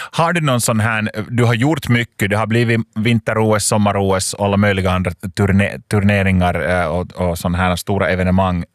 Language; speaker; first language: Swedish; native; Swedish